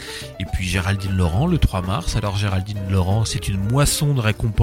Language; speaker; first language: French; native; French